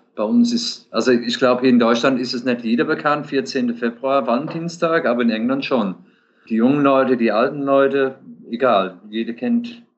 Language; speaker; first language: German; non-native, fluent; English